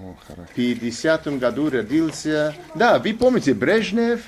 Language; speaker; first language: Russian; non-native, learner; English